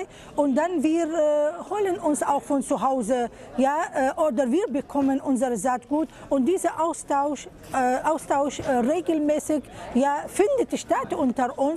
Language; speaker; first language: German; non-native, fluent; Arabic